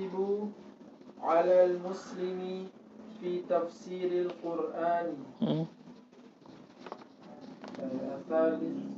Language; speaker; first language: Arabic; non-native, learner; Indonesian